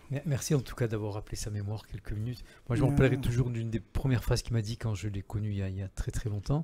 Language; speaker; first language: French; native; French